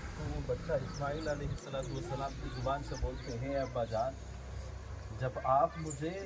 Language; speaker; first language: Urdu; native; Urdu